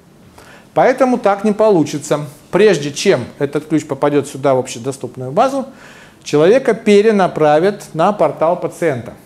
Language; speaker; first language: Russian; native; Russian